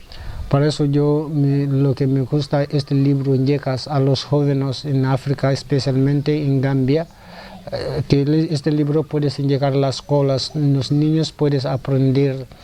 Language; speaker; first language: Spanish; non-native, learner; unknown